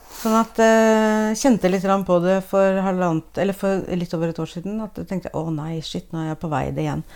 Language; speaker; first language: Norwegian; native; Norwegian